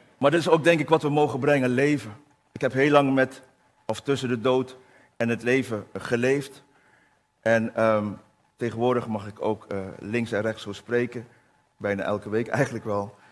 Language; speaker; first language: Dutch; native; Dutch